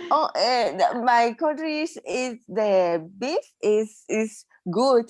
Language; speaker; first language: English; non-native, learner; Spanish